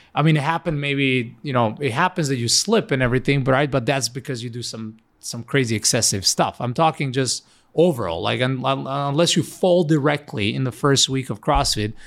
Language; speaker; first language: English; non-native, fluent; Macedonian